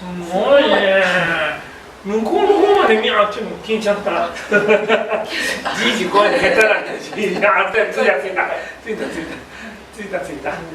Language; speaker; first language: Japanese; native; Japanese